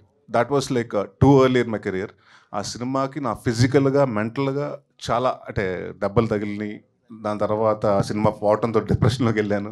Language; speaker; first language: Telugu; native; Telugu